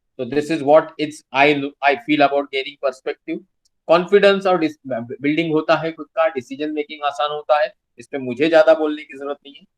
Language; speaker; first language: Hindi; non-native, local second language; Marathi